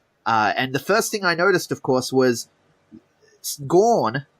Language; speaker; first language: English; native; English